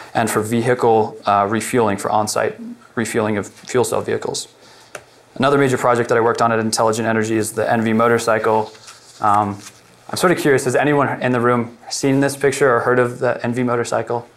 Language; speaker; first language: English; native; English